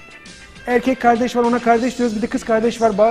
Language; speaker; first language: Turkish; native; Turkish